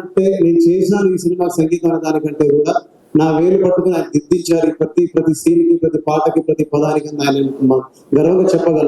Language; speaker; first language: Telugu; native; Telugu